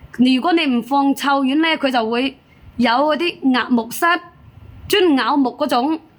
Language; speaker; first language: Cantonese; native; Cantonese